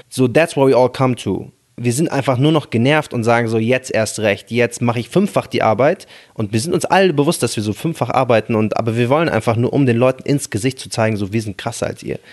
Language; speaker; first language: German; early bilingual, other home language; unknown